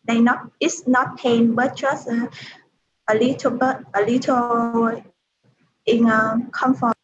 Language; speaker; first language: English; non-native, learner; Vietnamese